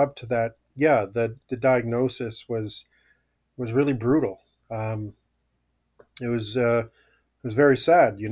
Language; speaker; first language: English; native; English